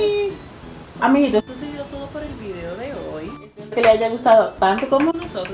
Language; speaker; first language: Spanish; native; Spanish